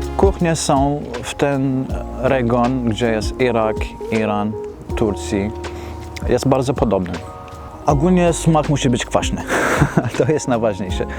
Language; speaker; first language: Polish; non-native, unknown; Arabic